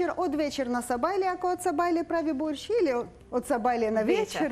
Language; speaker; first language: Macedonian; non-native, learner; Ukrainian